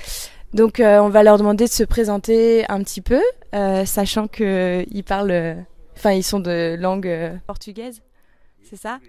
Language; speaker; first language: French; native; French